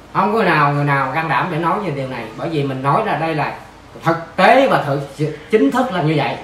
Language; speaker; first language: Vietnamese; native; Vietnamese